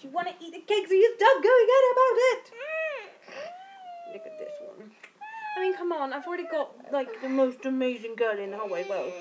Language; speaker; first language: English; native; English